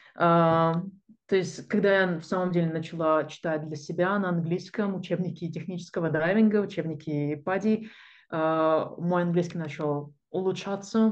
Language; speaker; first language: Russian; native; Russian